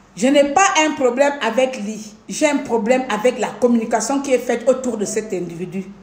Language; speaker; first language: French; non-native, local second language; Fang